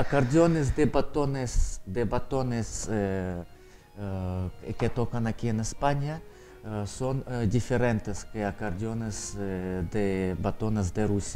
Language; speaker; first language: Spanish; non-native, learner; Russian